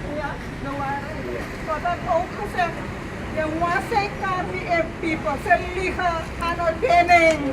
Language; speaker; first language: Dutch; non-native, local second language; Sranan Tongo